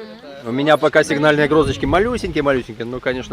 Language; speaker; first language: Russian; native; Russian